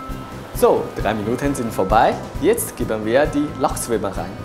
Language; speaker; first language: German; non-native, local second language; Chinese